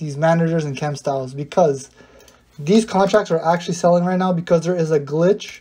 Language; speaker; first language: English; native; English